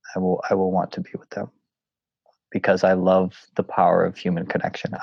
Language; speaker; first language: English; native; English